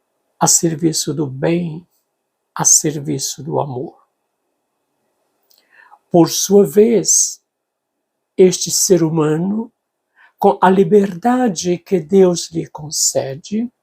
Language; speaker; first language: Portuguese; native; Portuguese